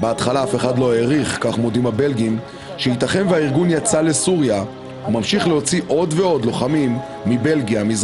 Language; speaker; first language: Hebrew; native; Hebrew